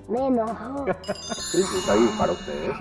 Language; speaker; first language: Spanish; native; Spanish